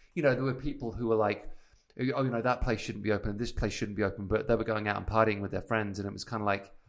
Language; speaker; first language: English; native; English